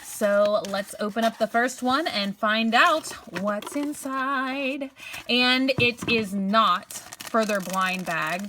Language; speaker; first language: English; native; English